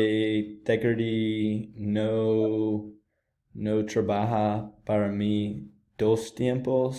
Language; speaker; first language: Spanish; non-native, learner; English